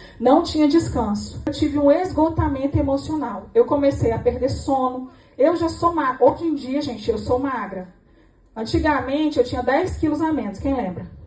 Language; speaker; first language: Portuguese; native; Portuguese